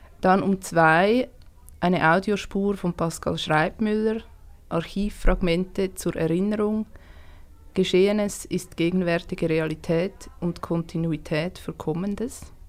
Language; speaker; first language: German; native; German